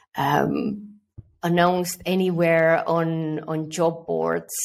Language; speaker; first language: English; early bilingual, other home language; Estonian